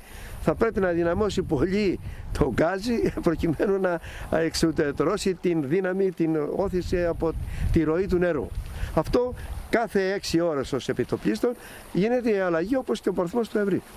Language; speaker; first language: Greek; native; Greek